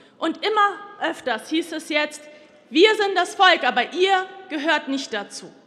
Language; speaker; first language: German; early bilingual, other home language; Turkish